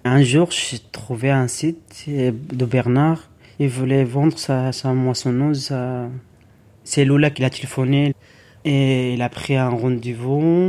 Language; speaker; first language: French; non-native, learner; Arabic